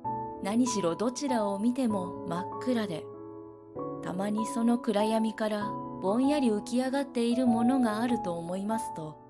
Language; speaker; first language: Japanese; native; Japanese